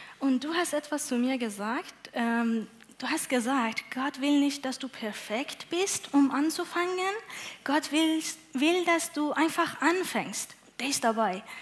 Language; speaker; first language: German; non-native, learner; Persian